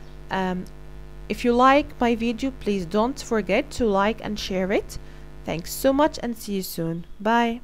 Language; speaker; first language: English; non-native, fluent; Arabic